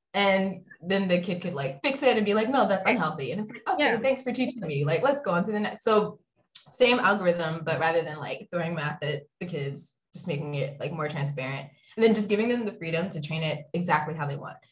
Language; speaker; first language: English; native; English